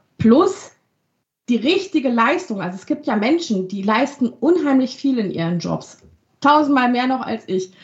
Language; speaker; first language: German; early bilingual, other home language; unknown